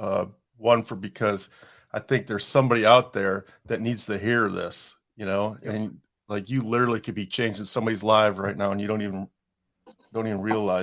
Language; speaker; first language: English; native; English